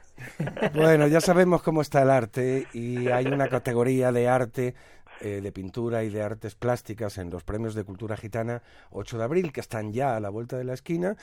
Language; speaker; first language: Spanish; native; Spanish